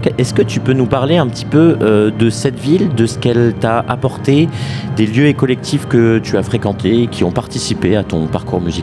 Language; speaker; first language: French; native; French